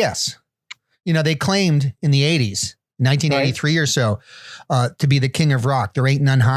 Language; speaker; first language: English; native; English